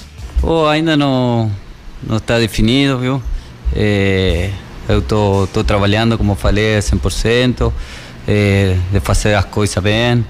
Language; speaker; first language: Portuguese; non-native, fluent; Spanish